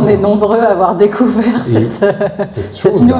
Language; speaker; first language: French; native; French